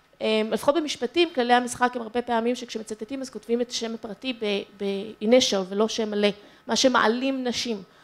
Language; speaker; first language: Hebrew; native; Hebrew